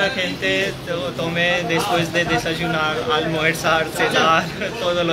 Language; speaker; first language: Spanish; non-native, learner; Hindi